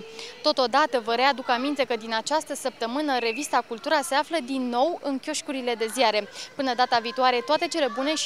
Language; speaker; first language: Romanian; native; Romanian